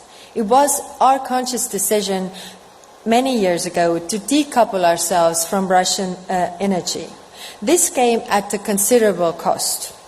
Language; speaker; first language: English; non-native, fluent; Estonian